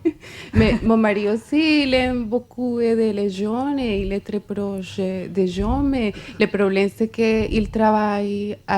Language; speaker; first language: French; non-native, fluent; Spanish